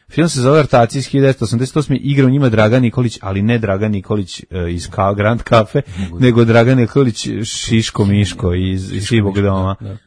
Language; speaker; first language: Serbian; native; Serbian